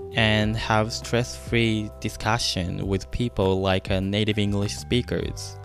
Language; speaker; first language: English; non-native, fluent; Japanese